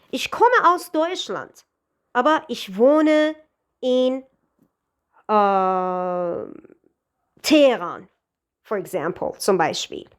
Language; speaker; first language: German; non-native, fluent; Persian